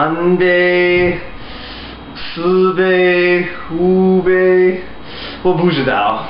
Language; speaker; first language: Chinese; non-native, learner; English